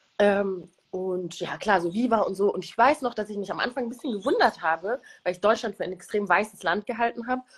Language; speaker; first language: German; early bilingual, other home language; Kinyarwanda